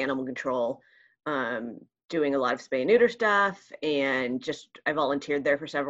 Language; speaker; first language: English; early bilingual, other home language; Spanish